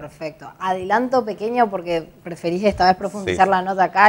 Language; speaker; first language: Spanish; native; Spanish